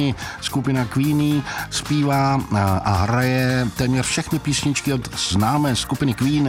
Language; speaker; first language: Czech; native; Czech